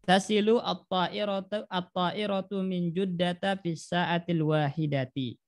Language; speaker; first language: Arabic; non-native, fluent; Indonesian